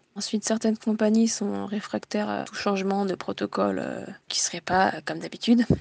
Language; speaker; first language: French; early bilingual, heritage; Japanese